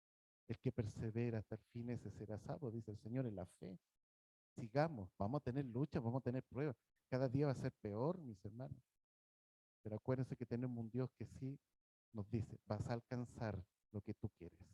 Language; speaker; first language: Spanish; native; Spanish